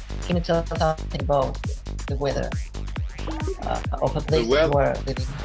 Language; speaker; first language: English; non-native, fluent; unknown